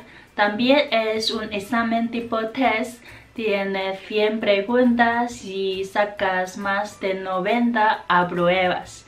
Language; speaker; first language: Spanish; non-native, fluent; Chinese